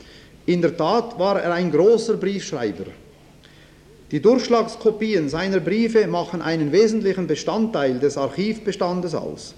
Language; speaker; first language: German; native; German